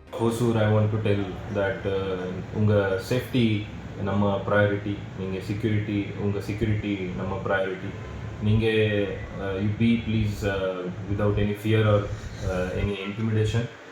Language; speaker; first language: Tamil; non-native, local second language; Marathi